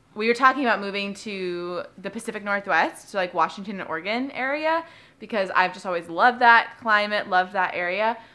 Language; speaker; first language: English; native; English